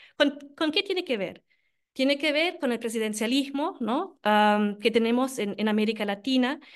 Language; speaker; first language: Spanish; non-native, fluent; German